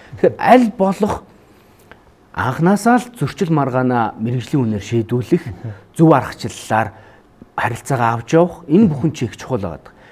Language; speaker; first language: Mongolian; native; Mongolian